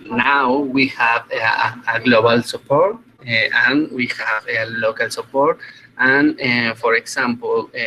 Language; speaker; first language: English; non-native, fluent; Spanish